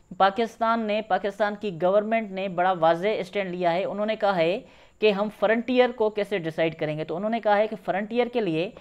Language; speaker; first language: Urdu; non-native, local second language; Sindhi